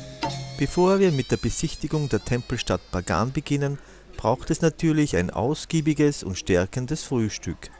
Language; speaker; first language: German; native; German